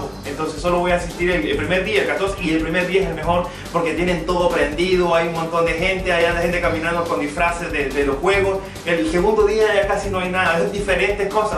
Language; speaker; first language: Spanish; early bilingual, other home language; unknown